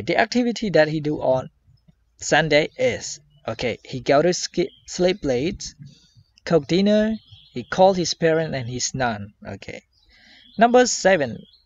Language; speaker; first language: English; non-native, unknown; Khmer